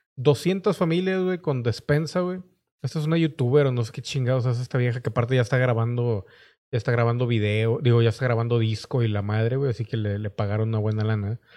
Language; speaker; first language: Spanish; native; Spanish